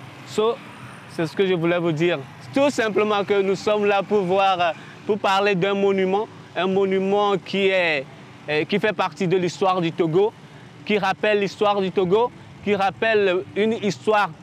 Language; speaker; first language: French; non-native, local second language; Ewe